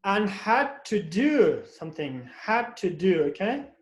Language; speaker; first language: English; non-native, fluent; Persian